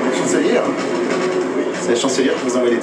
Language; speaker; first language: French; native; French